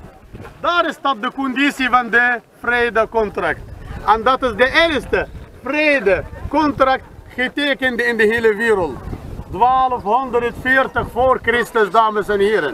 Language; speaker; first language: Dutch; non-native, learner; Arabic